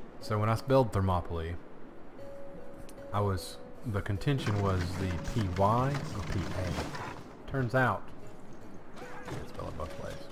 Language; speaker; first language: English; native; English